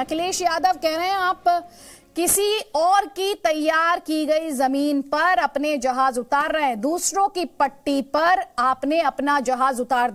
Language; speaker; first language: Hindi; native; Hindi